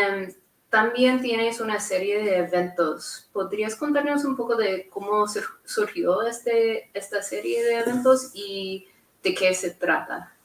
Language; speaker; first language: Spanish; non-native, fluent; English